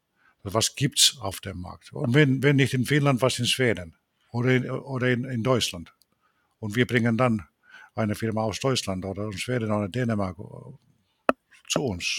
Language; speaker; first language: German; non-native, fluent; Finnish